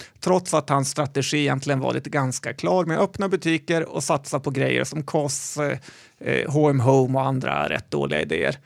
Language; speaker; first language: Swedish; native; Swedish